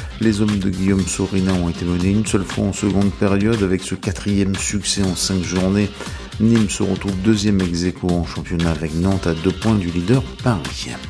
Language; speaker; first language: French; native; French